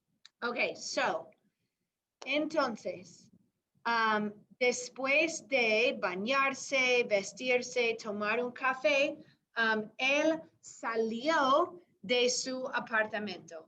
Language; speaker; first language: Spanish; non-native, fluent; English